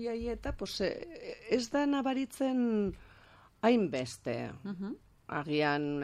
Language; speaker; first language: Basque; non-native, local second language; Spanish